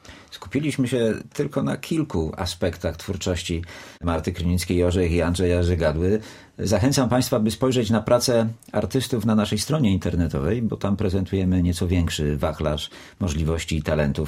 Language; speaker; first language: Polish; native; Polish